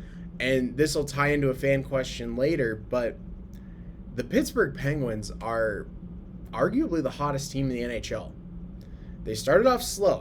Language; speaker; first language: English; native; English